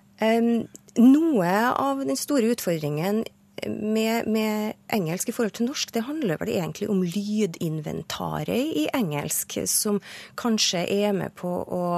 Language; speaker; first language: Norwegian; native; Norwegian